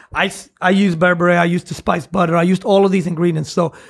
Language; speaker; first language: English; non-native, fluent; Swedish